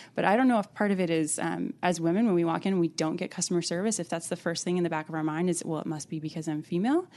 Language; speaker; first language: English; native; English